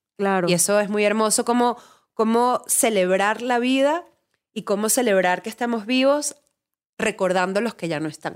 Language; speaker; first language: Spanish; native; Spanish